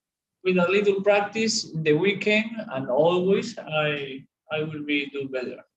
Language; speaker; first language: English; non-native, learner; Spanish